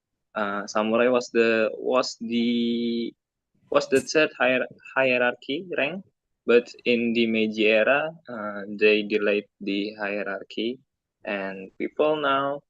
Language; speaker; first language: English; non-native, learner; Indonesian